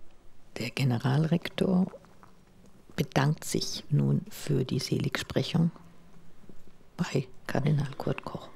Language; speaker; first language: German; native; German